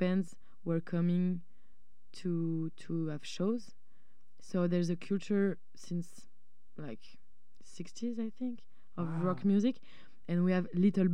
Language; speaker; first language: English; non-native, fluent; French